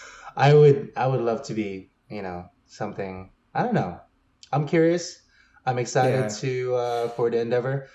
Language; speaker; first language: English; native; English